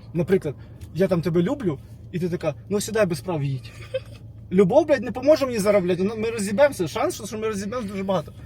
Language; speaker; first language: Ukrainian; non-native, local second language; Russian